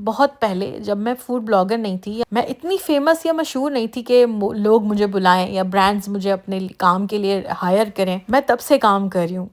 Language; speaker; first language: Urdu; native; Urdu